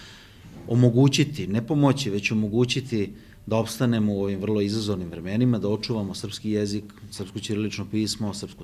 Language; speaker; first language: Bosnian; native; Bosnian